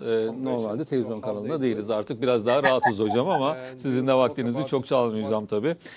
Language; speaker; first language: Turkish; native; Turkish